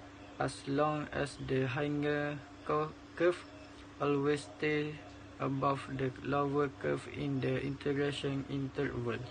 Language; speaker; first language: English; non-native, local second language; Malay